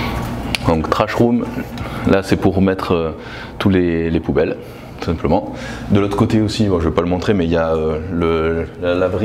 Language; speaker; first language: French; native; French